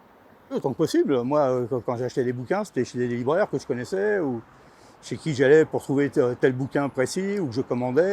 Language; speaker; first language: French; native; French